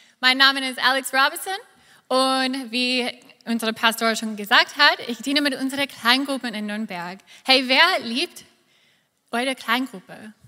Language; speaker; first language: German; non-native, fluent; English